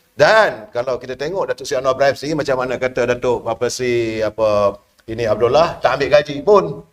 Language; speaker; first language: Malay; native; Malay